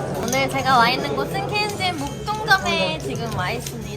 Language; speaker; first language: Korean; native; Korean